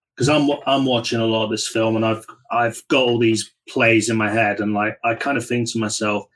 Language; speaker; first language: English; native; English